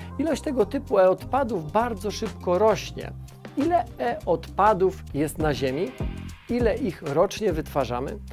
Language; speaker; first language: Polish; native; Polish